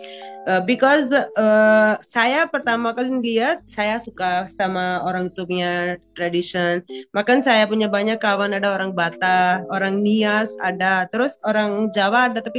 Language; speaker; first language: Indonesian; non-native, fluent; Punjabi